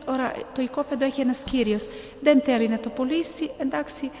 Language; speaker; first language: Greek; non-native, fluent; Serbian